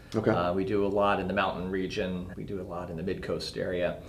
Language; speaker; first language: English; native; English